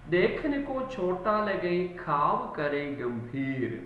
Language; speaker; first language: Hindi; non-native, local second language; Malayalam